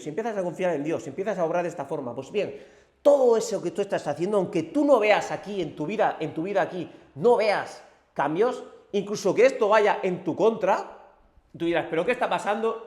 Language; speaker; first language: Spanish; native; Spanish